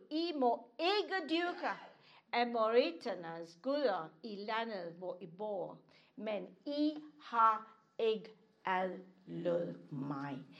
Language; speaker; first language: Danish; non-native, fluent; English